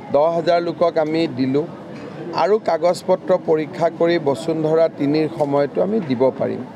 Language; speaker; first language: Assamese; native; Assamese